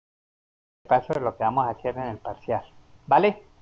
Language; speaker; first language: Spanish; native; Spanish